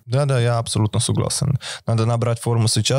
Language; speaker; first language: Russian; native; Russian